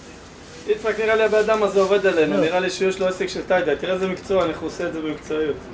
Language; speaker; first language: Hebrew; native; Hebrew